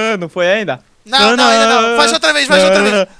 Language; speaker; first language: Portuguese; native; Portuguese